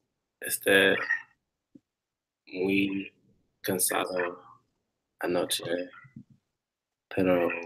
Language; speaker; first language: Spanish; non-native, learner; English